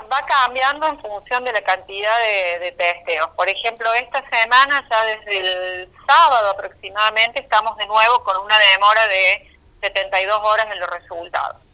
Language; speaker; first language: Spanish; native; Spanish